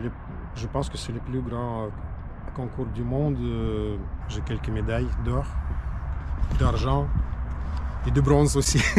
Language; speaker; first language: French; non-native, learner; Russian